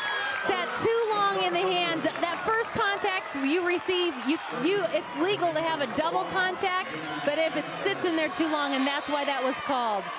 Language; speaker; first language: English; native; English